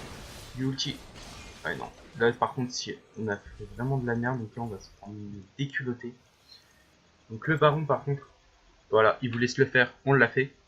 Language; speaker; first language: French; native; French